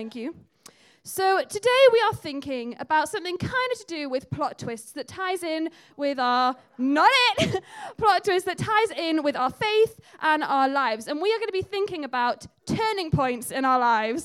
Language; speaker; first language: English; native; English